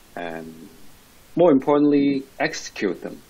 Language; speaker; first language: English; non-native, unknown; Chinese